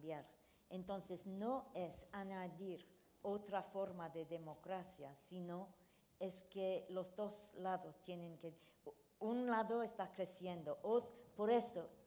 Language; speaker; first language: Spanish; non-native, fluent; English